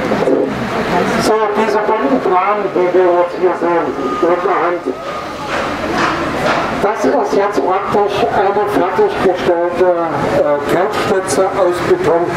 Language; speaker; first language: German; native; German